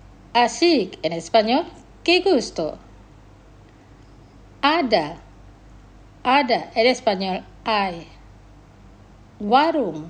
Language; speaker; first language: Spanish; non-native, fluent; Indonesian